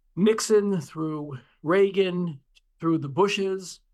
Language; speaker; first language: English; native; English